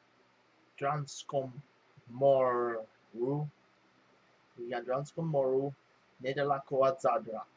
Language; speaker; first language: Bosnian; non-native, learner; English